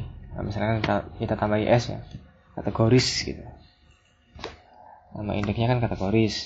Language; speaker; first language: Indonesian; native; Indonesian